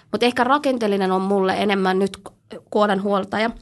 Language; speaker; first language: Finnish; early bilingual, other home language; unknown